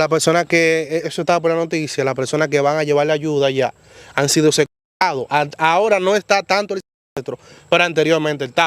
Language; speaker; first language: Spanish; native; Spanish